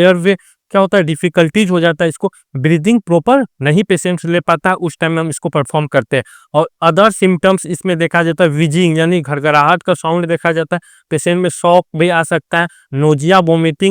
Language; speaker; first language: Hindi; native; Hindi